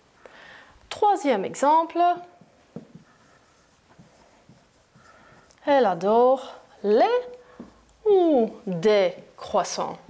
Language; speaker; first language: French; non-native, fluent; Greek